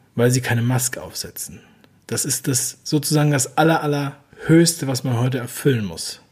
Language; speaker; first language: German; native; German